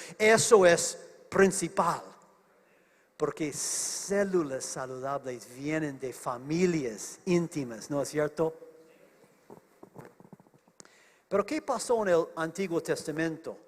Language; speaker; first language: Spanish; non-native, fluent; English